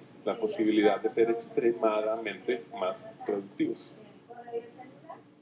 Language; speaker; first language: Spanish; native; Spanish